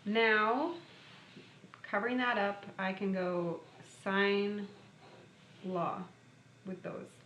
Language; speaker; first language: English; native; English